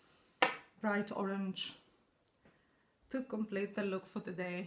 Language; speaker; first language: English; non-native, fluent; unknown